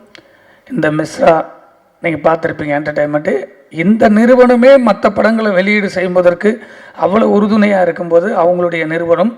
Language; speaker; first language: Tamil; native; Tamil